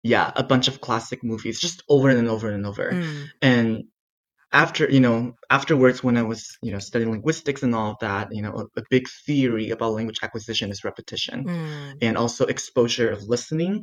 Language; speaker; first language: English; non-native, fluent; Chinese